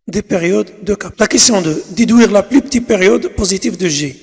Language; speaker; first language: French; non-native, local second language; Arabic